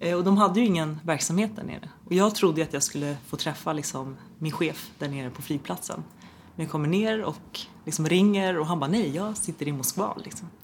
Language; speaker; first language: Swedish; early bilingual, other home language; Persian